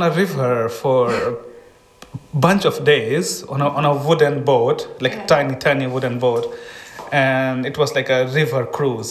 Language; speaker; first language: English; non-native, local second language; Hindi